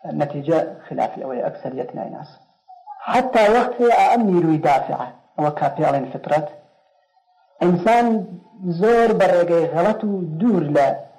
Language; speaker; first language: Central Kurdish; native; Central Kurdish